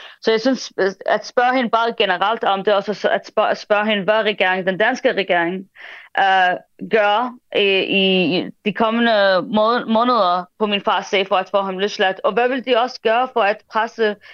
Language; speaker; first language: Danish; early bilingual, other home language; Arabic